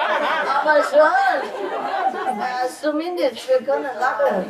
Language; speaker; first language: German; non-native, learner; Vietnamese